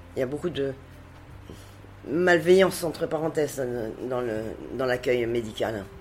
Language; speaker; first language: French; native; French